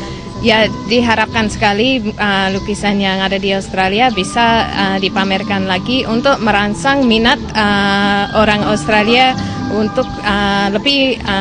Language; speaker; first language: Indonesian; non-native, fluent; English